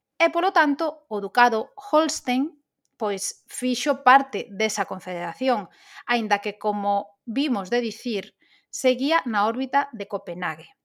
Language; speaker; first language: Galician; native; Galician